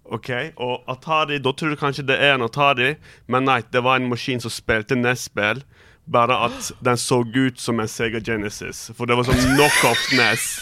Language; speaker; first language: Norwegian; early bilingual, other home language; Turkish